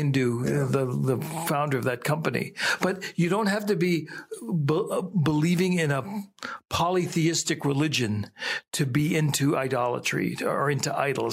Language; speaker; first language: English; native; English